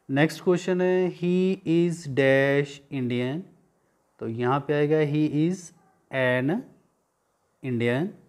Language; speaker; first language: Hindi; non-native, local second language; Punjabi